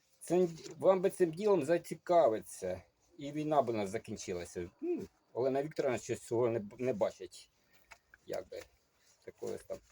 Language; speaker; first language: Ukrainian; non-native, local second language; Russian